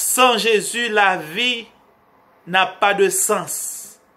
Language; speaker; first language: French; non-native, local second language; Haitian Creole